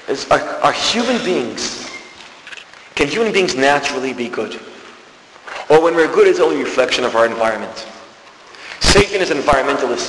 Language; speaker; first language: English; non-native, fluent; Hebrew